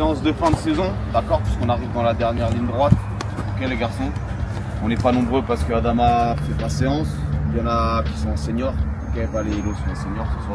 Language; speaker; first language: French; native; French